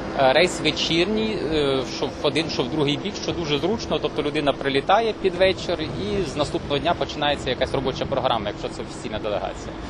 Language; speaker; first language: Ukrainian; native; Ukrainian